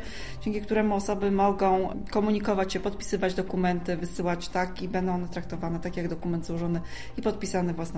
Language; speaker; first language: Polish; native; Polish